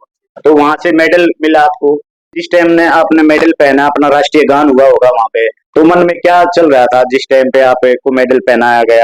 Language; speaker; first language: Hindi; native; Hindi